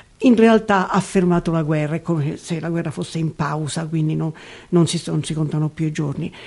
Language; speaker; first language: Italian; native; Italian